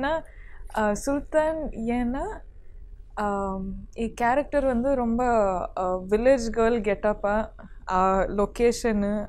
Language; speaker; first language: Tamil; non-native, learner; Kodava